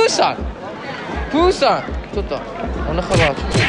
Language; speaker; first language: Japanese; non-native, learner; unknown